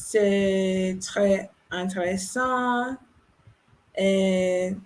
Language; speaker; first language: French; non-native, learner; English